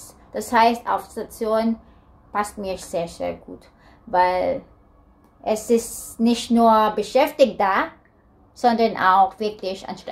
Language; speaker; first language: German; non-native, learner; Filipino